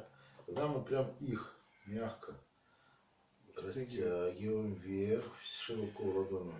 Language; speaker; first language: Russian; native; Russian